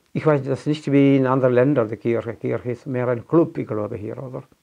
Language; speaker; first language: German; non-native, fluent; Malayalam